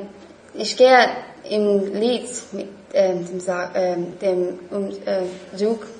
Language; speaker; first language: German; non-native, learner; English